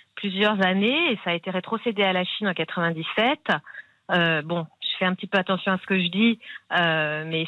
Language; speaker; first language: French; native; French